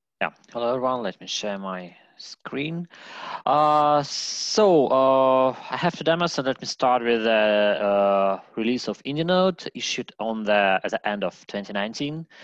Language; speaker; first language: English; non-native, fluent; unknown